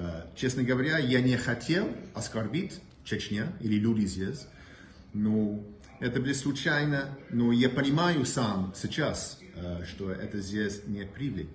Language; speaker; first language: Russian; non-native, learner; English